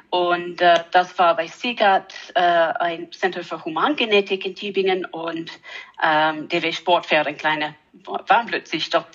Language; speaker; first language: German; non-native, learner; English